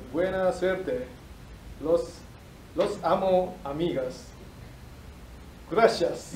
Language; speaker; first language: Spanish; non-native, learner; Japanese